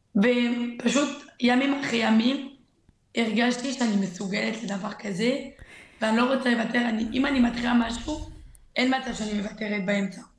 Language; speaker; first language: Hebrew; early bilingual, other home language; French